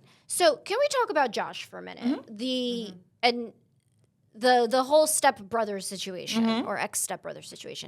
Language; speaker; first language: English; native; English